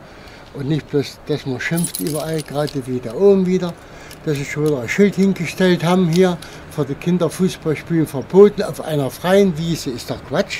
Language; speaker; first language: German; native; German